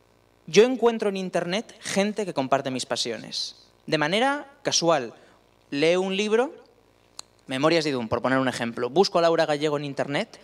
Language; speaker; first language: Spanish; native; Spanish